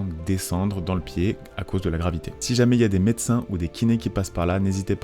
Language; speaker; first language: French; native; French